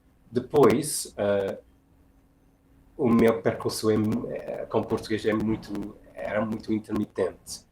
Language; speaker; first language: Portuguese; non-native, fluent; English